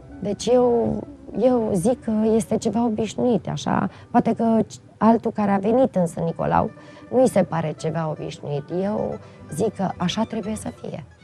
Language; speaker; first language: Romanian; non-native, local second language; Serbian